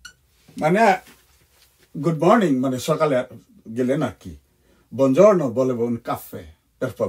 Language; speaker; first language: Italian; non-native, fluent; Bangla